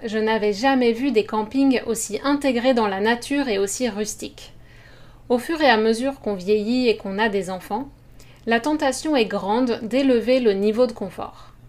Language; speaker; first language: French; native; French